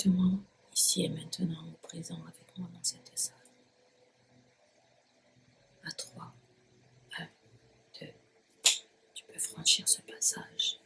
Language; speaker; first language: French; native; French